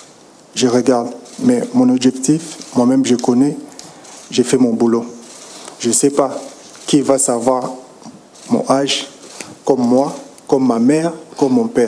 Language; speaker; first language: French; non-native, local second language; Lingala